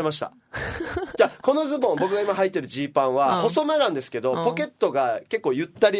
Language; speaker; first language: Japanese; native; Japanese